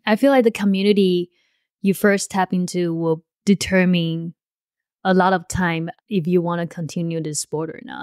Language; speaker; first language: English; non-native, fluent; Chinese